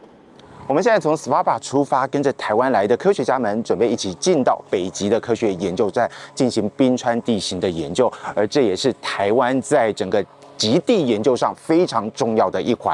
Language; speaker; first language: Chinese; native; Chinese